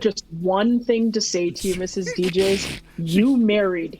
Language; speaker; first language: English; native; English